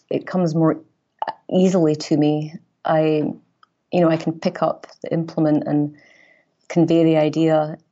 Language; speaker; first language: English; native; English